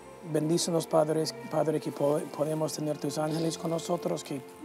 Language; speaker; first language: Spanish; non-native, fluent; English